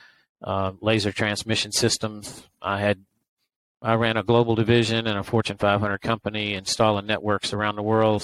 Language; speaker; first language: English; native; English